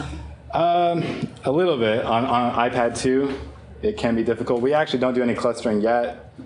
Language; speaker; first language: English; native; English